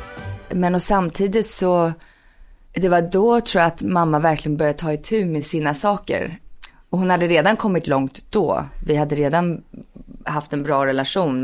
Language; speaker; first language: Swedish; early bilingual, heritage; Swedish